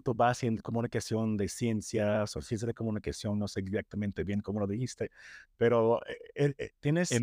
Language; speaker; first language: Spanish; non-native, fluent; English